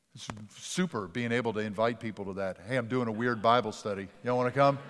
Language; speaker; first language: English; native; English